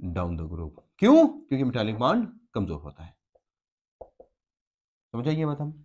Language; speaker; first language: Urdu; non-native, local second language; Pashto